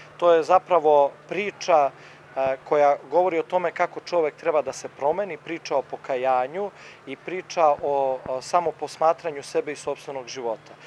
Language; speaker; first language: Serbian; native; Serbian